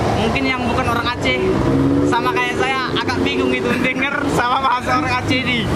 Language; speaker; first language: Indonesian; native; Indonesian